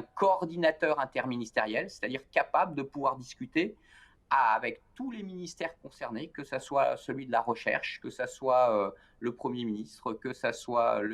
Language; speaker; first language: French; native; French